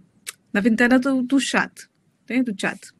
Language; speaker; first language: Portuguese; non-native, learner; Spanish